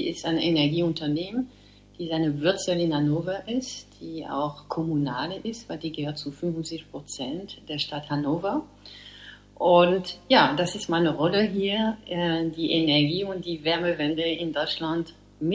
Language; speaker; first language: German; non-native, fluent; French